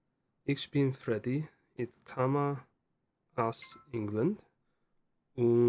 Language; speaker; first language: German; non-native, learner; English